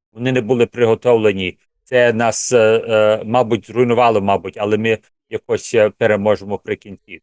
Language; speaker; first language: Ukrainian; early bilingual, heritage; English